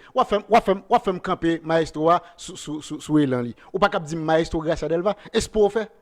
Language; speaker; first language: Haitian Creole; native; Haitian Creole